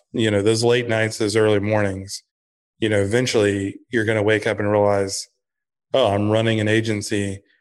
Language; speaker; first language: English; native; English